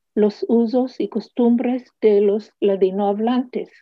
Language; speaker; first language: Spanish; early bilingual, heritage; Hebrew